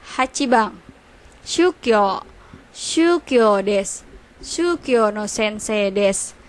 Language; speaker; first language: Japanese; non-native, learner; Indonesian